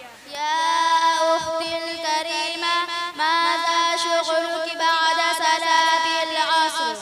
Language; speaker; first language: Arabic; non-native, learner; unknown